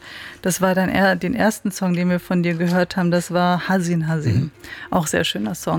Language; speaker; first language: German; native; German